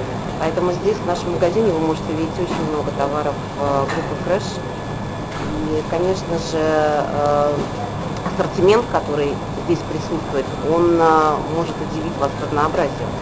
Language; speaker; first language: Russian; native; Russian